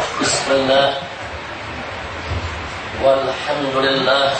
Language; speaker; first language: Arabic; non-native, fluent; Indonesian